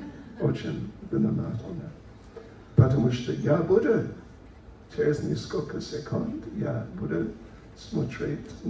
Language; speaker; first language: Russian; non-native, learner; English